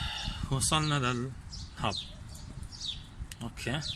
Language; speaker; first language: Arabic; native; Arabic